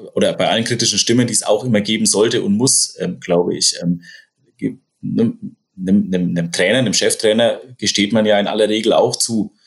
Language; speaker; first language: German; native; German